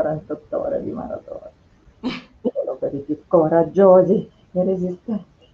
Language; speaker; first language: Italian; native; Italian